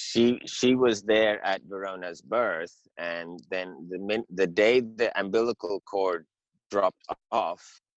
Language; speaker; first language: English; early bilingual, heritage; English